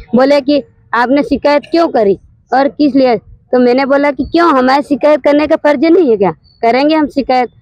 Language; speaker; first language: Hindi; native; Hindi